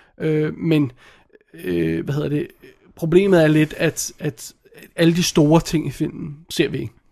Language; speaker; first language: Danish; native; Danish